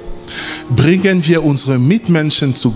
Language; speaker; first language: German; non-native, fluent; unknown